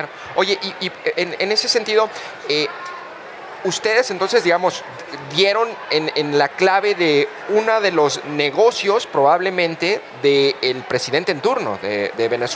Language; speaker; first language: Spanish; native; Spanish